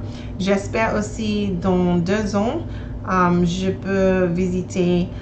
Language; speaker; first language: French; non-native, learner; English